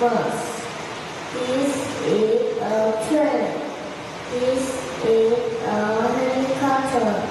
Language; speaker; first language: English; non-native, learner; Vietnamese